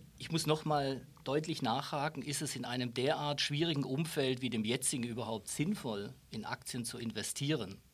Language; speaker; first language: German; non-native, local second language; Luxembourgish